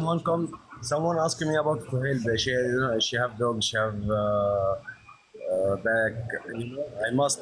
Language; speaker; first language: English; non-native, learner; Arabic